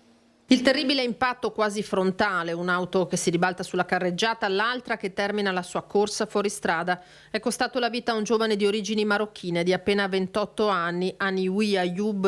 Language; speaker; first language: Italian; native; Italian